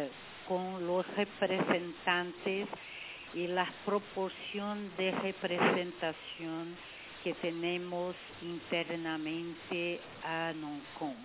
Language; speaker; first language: Spanish; non-native, fluent; Portuguese